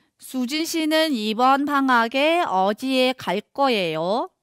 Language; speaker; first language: Korean; non-native, fluent; Mongolian